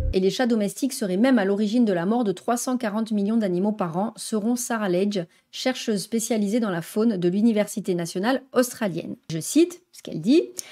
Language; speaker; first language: French; native; French